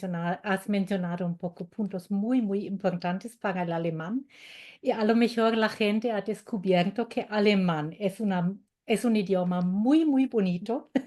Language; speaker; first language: Spanish; non-native, fluent; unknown